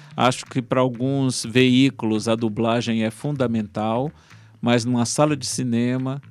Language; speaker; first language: Portuguese; native; Portuguese